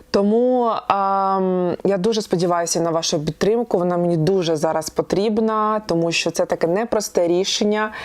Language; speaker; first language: Ukrainian; non-native, local second language; Russian